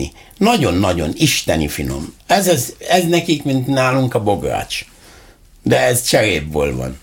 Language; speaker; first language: Hungarian; non-native, fluent; Arabic